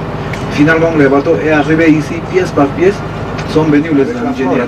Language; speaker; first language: French; non-native, learner; Spanish